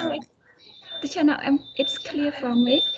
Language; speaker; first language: English; non-native, learner; Khmer